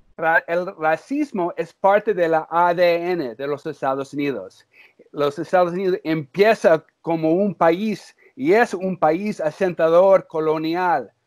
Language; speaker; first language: Spanish; early bilingual, heritage; English